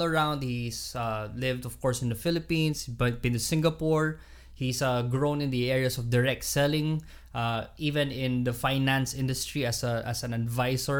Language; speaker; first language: English; non-native, local second language; Hiligaynon